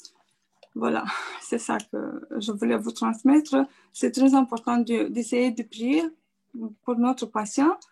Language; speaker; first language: French; non-native, fluent; Romanian